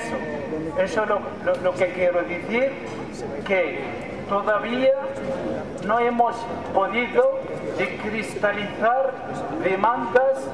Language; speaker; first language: Spanish; non-native, fluent; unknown